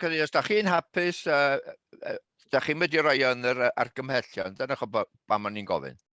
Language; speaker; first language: Welsh; native; Welsh